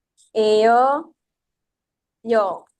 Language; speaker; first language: Korean; non-native, learner; Indonesian